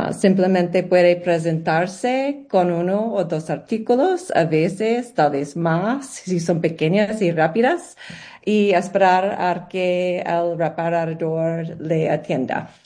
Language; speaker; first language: Spanish; non-native, learner; English